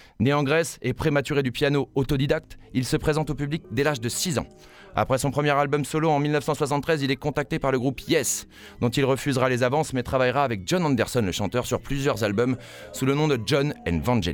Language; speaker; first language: French; native; French